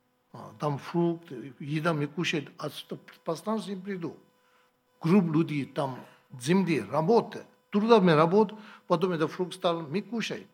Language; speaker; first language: Russian; non-native, learner; Tibetan